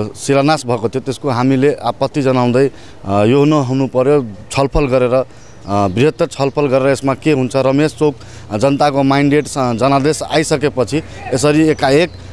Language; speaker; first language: Nepali; non-native, local second language; Maithili